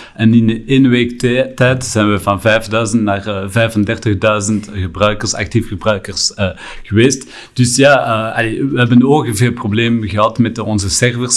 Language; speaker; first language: Dutch; non-native, local second language; French